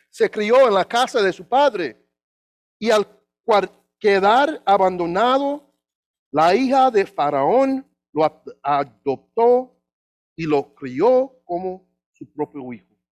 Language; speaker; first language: Spanish; non-native, learner; English